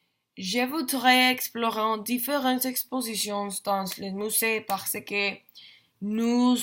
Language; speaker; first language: French; non-native, learner; Spanish